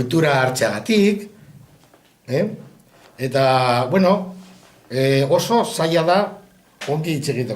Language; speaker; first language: Basque; non-native, learner; Spanish